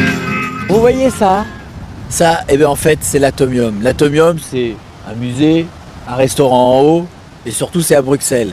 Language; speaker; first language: French; native; French